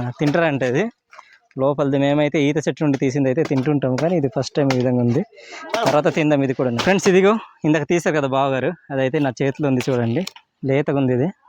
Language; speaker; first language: Telugu; non-native, local second language; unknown